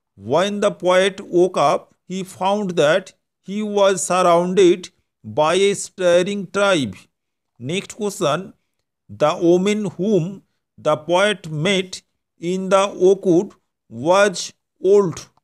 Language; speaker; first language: English; non-native, local second language; Bangla